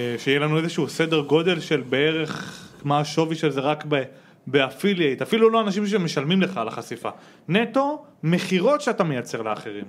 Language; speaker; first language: Hebrew; native; Hebrew